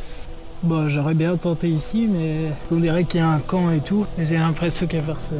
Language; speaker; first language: French; native; French